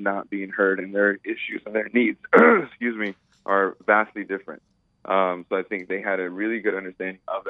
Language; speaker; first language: English; native; English